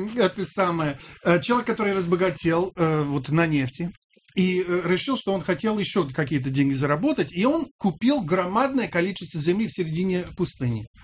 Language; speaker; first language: Russian; non-native, fluent; English